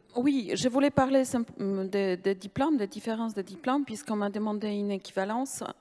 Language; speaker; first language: French; non-native, fluent; Polish